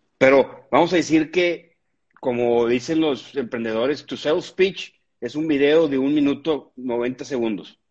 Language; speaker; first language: Spanish; native; Spanish